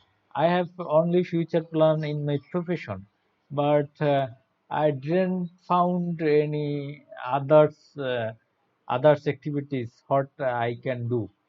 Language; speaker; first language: English; non-native, learner; Bangla